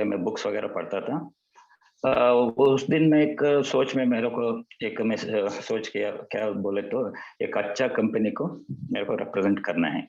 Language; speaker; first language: Hindi; non-native, local second language; Kannada